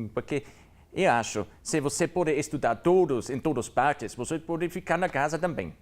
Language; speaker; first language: Portuguese; non-native, learner; German